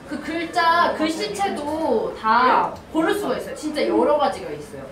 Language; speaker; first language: Korean; native; Korean